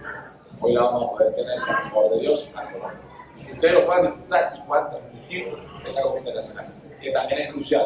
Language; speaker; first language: Spanish; native; Spanish